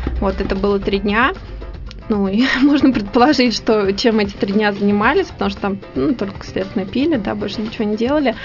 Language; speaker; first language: Russian; native; Russian